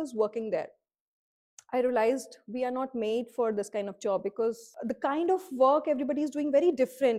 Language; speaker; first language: English; non-native, local second language; Hindi